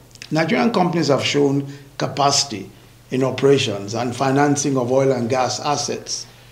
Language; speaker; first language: English; non-native, local second language; Yoruba